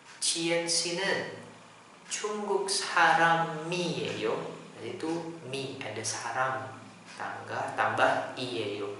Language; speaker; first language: Korean; non-native, learner; Indonesian